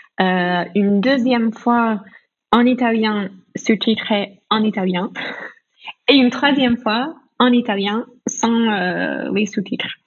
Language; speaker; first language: French; non-native, fluent; English